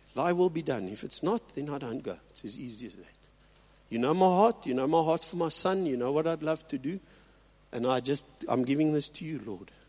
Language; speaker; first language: English; non-native, local second language; Afrikaans